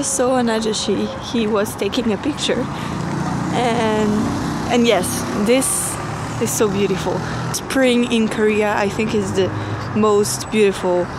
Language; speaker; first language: English; non-native, fluent; French